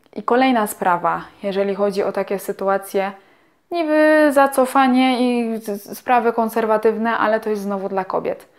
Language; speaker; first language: Polish; native; Polish